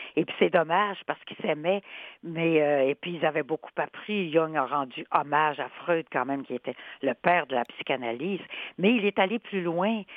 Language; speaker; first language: French; native; French